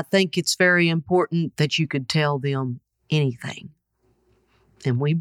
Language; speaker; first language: English; native; English